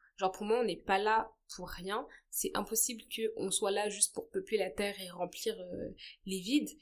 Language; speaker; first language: French; early bilingual, other home language; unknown